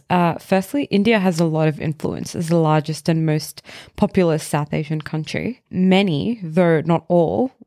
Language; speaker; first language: English; early bilingual, other home language; Hindi